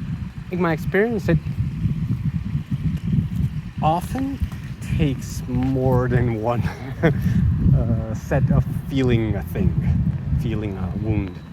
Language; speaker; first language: English; non-native, fluent; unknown